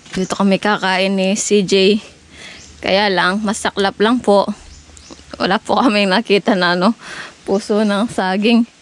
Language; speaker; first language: Filipino; native; Filipino